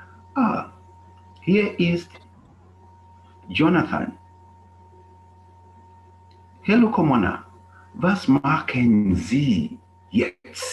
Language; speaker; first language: German; non-native, fluent; English